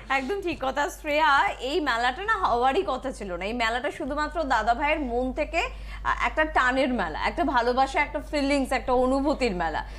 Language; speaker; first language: Bangla; native; Bangla